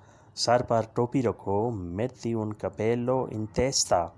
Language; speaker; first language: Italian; non-native, fluent; Urdu